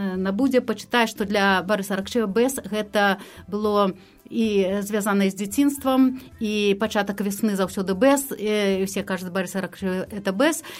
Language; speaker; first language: Belarusian; non-native, local second language; Russian